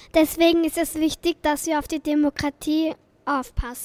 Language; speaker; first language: German; native; German